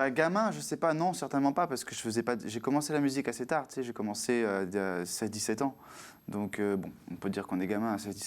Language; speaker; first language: French; native; French